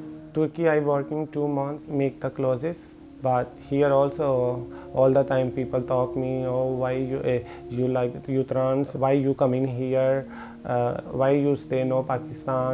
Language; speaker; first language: English; non-native, learner; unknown